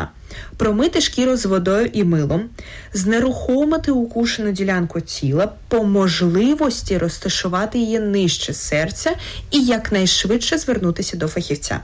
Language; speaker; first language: Ukrainian; native; Ukrainian